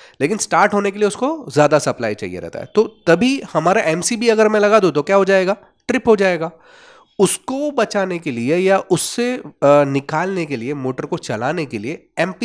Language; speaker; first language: Hindi; non-native, local second language; Gujarati